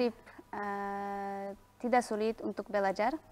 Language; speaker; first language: Indonesian; non-native, learner; Uzbek